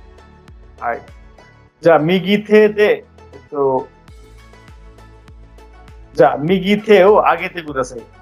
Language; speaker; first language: Japanese; non-native, fluent; Bangla